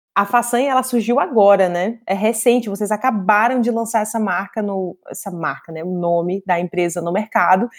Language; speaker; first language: Portuguese; native; Portuguese